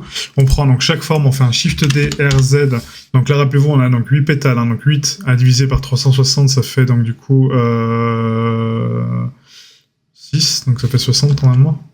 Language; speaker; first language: French; native; French